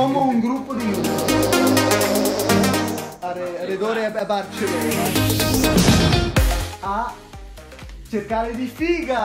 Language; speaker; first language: Italian; non-native, learner; Spanish